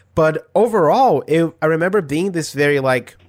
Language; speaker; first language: English; non-native, fluent; Portuguese